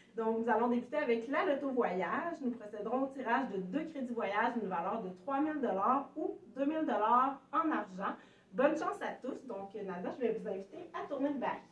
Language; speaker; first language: French; native; French